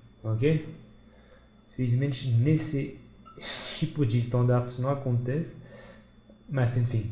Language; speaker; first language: Portuguese; non-native, fluent; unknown